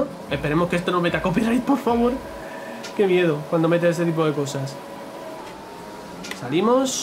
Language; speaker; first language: Spanish; native; Spanish